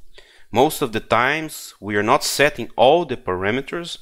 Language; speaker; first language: English; non-native, fluent; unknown